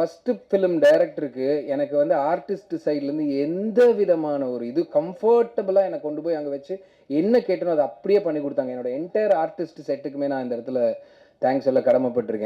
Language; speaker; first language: Tamil; native; Tamil